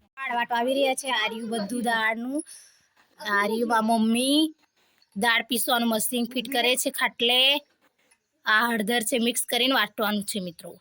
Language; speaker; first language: Gujarati; non-native, local second language; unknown